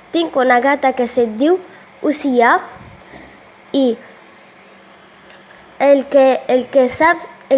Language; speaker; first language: Catalan; non-native, learner; Arabic